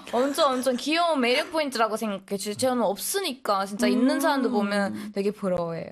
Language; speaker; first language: Korean; non-native, fluent; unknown